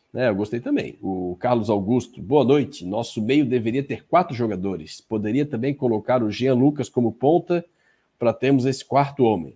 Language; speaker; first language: Portuguese; native; Portuguese